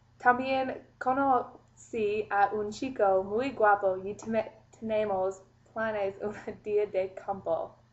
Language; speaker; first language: Spanish; non-native, learner; English